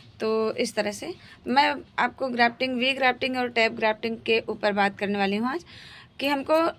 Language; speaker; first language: Hindi; native; Hindi